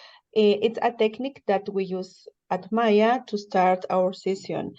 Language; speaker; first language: English; non-native, learner; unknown